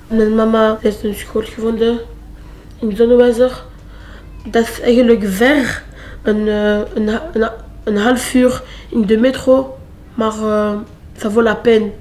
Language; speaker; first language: Dutch; non-native, local second language; French